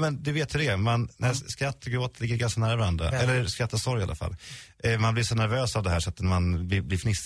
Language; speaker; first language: Swedish; native; Swedish